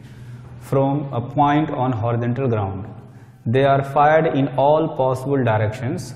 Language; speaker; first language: Hindi; native; Hindi